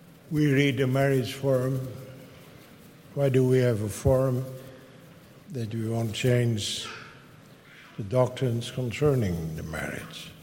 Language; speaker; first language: English; non-native, fluent; Dutch